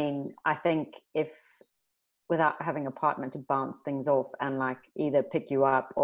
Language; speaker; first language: English; native; English